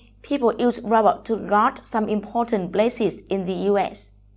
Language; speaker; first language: English; non-native, fluent; Vietnamese